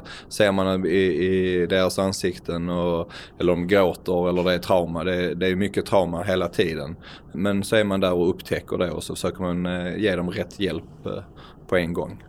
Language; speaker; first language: Swedish; native; Swedish